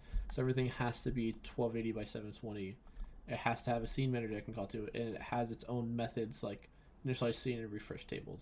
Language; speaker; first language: English; native; English